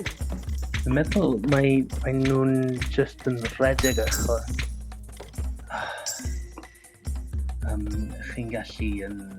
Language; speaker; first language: Welsh; non-native, learner; English